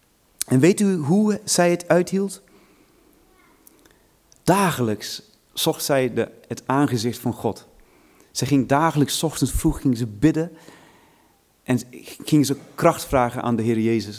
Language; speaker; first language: Dutch; non-native, fluent; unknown